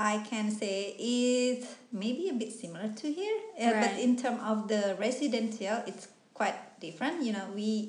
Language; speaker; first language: English; non-native, fluent; Indonesian